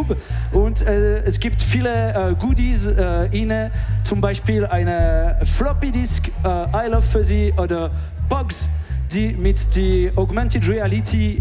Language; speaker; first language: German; non-native, learner; French